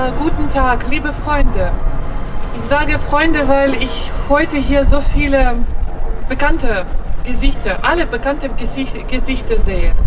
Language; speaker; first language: German; non-native, fluent; Ukrainian